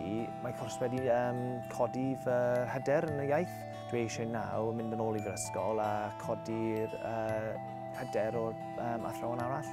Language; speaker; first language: Welsh; non-native, local second language; English